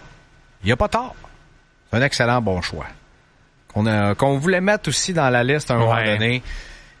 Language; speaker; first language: French; native; French